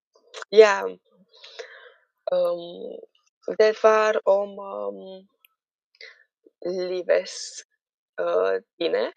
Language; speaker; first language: Norwegian; non-native, learner; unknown